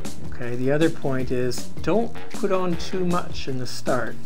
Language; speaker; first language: English; native; English